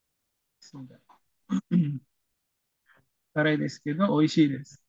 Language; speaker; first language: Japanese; non-native, fluent; Indonesian